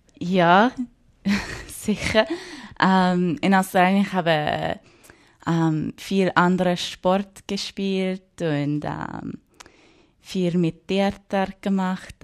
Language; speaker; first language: German; non-native, learner; English